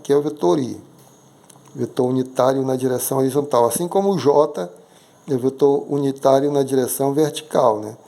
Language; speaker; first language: Portuguese; native; Portuguese